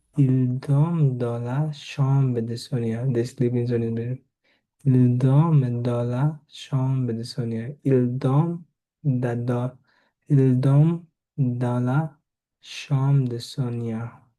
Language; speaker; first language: French; non-native, learner; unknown